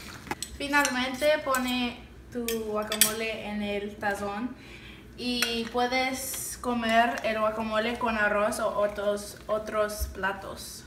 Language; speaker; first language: Spanish; non-native, learner; English